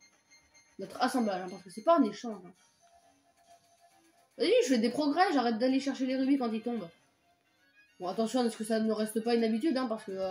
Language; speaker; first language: French; native; French